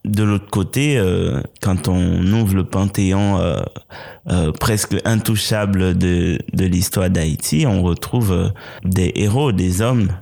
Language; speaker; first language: French; non-native, local second language; Haitian Creole